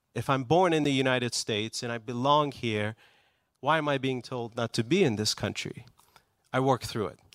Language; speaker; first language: English; non-native, fluent; Persian